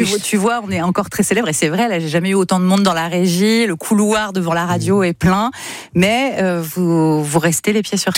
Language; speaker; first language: French; native; French